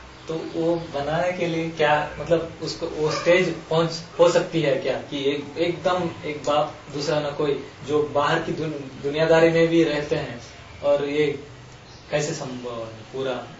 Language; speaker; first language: Hindi; native; Hindi